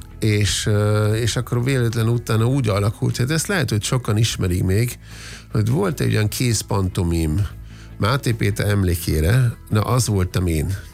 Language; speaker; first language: Hungarian; non-native, fluent; German